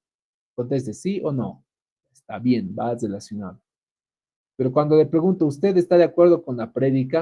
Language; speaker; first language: Spanish; native; Spanish